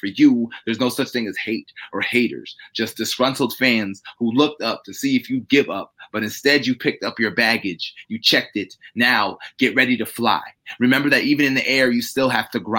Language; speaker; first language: English; native; English